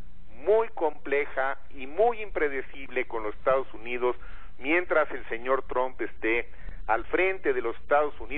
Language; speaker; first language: Spanish; native; Spanish